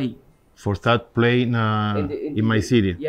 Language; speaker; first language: English; non-native, fluent; Italian